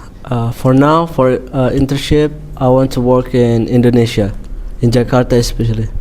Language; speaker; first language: English; non-native, learner; Indonesian